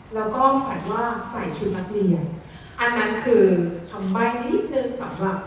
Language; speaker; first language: Thai; native; Thai